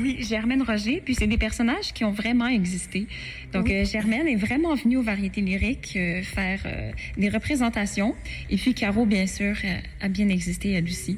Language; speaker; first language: French; native; French